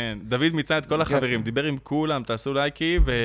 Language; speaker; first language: Hebrew; native; Hebrew